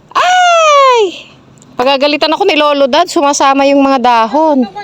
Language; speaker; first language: Filipino; non-native, local second language; Bikol